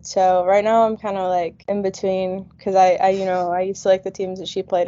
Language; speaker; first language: English; native; English